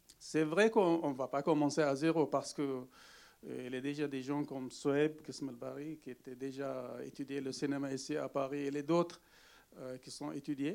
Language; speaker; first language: French; non-native, learner; Arabic